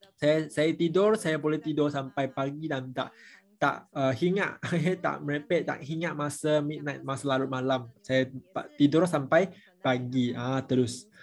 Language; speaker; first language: Malay; non-native, local second language; Chinese